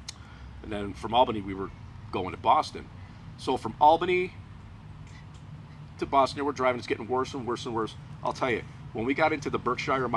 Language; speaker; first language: English; native; English